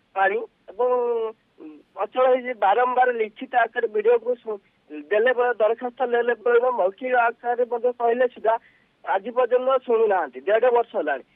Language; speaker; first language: Odia; native; Odia